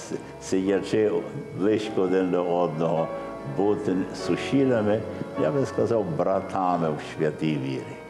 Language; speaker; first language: Ukrainian; early bilingual, heritage; Ukrainian